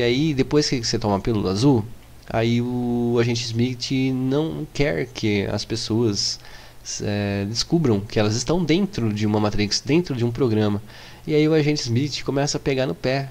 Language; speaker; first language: Portuguese; native; Portuguese